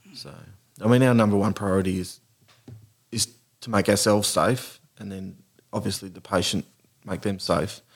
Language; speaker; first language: English; native; English